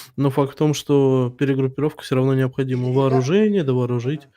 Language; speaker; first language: Russian; native; Russian